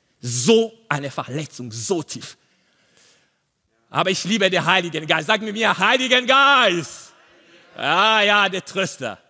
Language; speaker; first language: German; non-native, learner; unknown